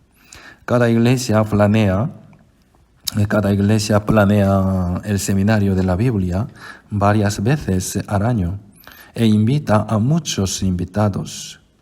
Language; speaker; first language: Spanish; non-native, fluent; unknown